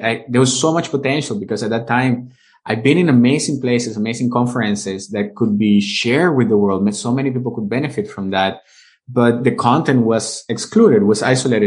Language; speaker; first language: English; non-native, fluent; Spanish